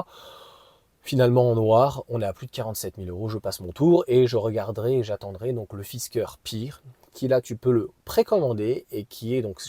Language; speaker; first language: French; native; French